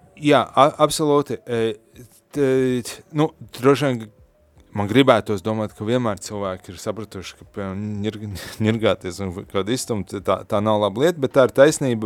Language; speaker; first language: Latvian; native; Latvian